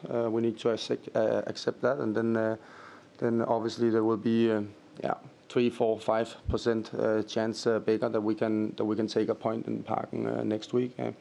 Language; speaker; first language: English; non-native, fluent; Danish